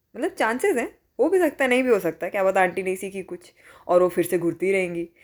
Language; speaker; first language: Hindi; native; Hindi